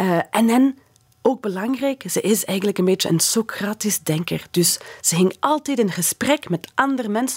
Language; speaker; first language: Dutch; non-native, fluent; English